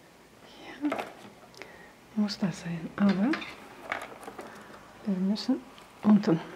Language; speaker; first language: German; non-native, learner; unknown